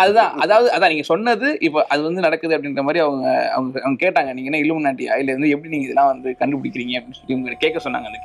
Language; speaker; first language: Tamil; native; Tamil